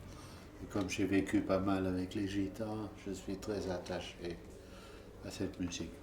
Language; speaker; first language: French; non-native, fluent; German